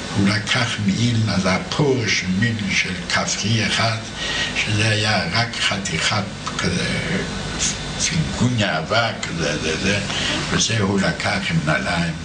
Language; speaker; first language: Hebrew; non-native, fluent; Yiddish